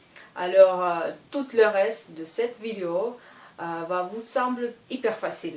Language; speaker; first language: French; non-native, fluent; Russian